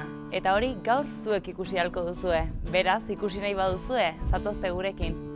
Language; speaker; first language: Basque; native; Basque